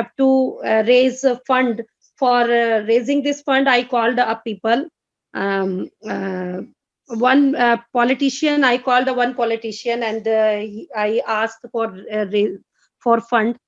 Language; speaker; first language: English; non-native, fluent; Hindi